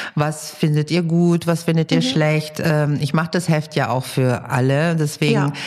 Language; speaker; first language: German; early bilingual, other home language; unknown